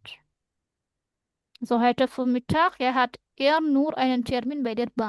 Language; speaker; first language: German; non-native, fluent; Indonesian